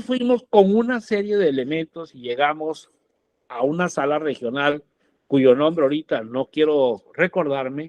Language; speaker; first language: Spanish; native; Spanish